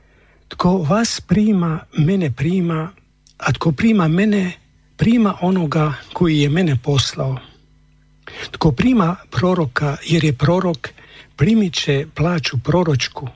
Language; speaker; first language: Croatian; native; Croatian